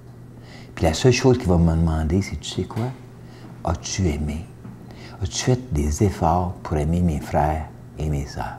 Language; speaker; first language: French; native; French